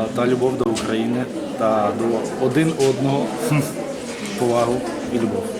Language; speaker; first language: Ukrainian; non-native, local second language; Russian